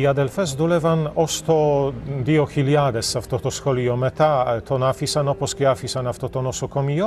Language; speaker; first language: Greek; non-native, fluent; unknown